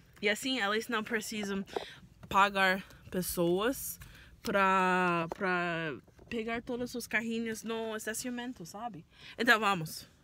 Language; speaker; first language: Portuguese; non-native, learner; English